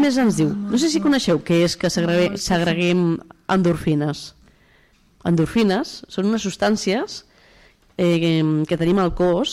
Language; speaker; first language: Catalan; native; Catalan